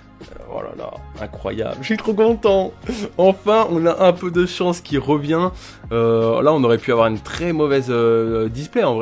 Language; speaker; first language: French; native; French